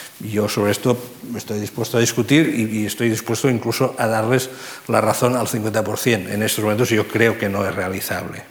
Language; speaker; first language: Spanish; non-native, local second language; Catalan